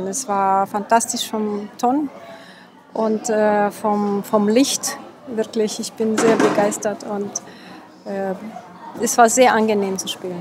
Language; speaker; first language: German; non-native, fluent; Russian